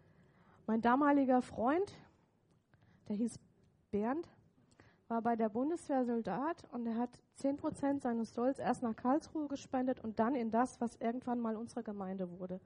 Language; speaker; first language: German; native; German